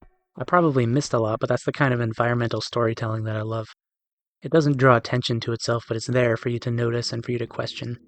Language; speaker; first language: English; native; English